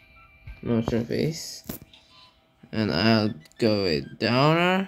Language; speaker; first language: English; non-native, learner; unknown